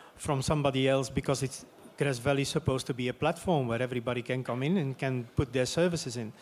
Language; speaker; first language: English; non-native, fluent; Dutch